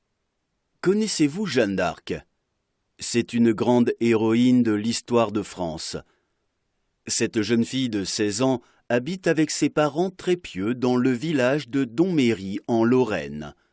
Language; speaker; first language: French; non-native, fluent; Arabic